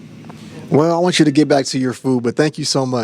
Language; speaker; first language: English; native; English